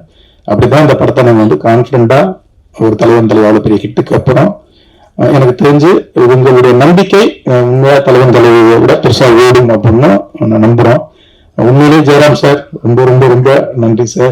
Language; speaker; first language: Tamil; native; Tamil